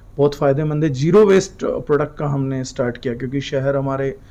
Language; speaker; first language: Hindi; native; Hindi